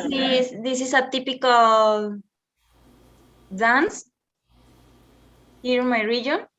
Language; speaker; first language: English; non-native, learner; Spanish